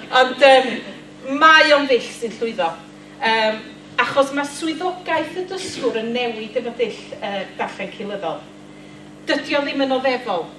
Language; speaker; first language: Welsh; native; Welsh